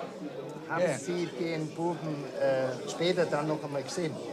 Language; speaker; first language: German; native; German